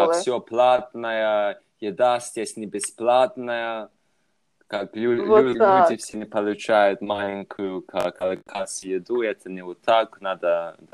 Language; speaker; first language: Russian; non-native, fluent; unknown